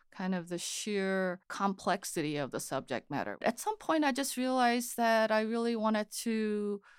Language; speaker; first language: English; non-native, fluent; Korean